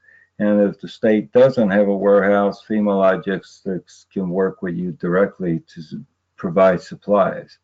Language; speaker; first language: English; native; English